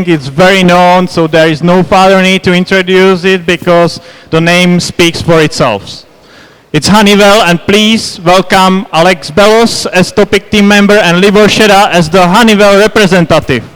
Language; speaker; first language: English; non-native, fluent; Czech